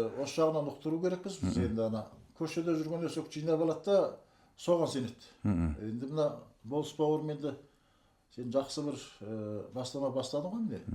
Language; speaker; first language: Kazakh; early bilingual, heritage; Kazakh